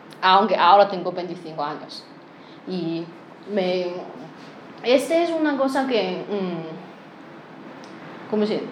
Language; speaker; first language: Spanish; non-native, learner; Chinese